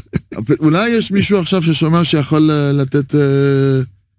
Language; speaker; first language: Hebrew; non-native, fluent; French